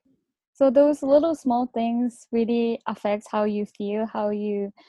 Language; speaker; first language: English; non-native, fluent; Japanese